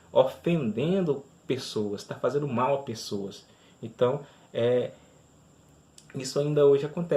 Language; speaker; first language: Portuguese; native; Portuguese